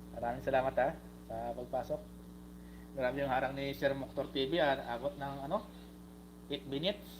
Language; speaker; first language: Filipino; non-native, local second language; Hiligaynon